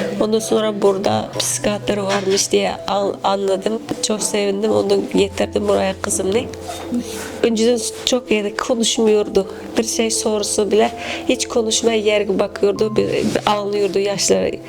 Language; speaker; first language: Turkish; non-native, learner; Uyghur